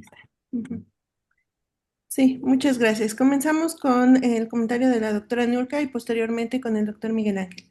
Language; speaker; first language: Spanish; native; Spanish